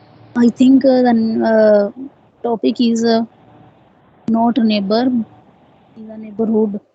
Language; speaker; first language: English; non-native, learner; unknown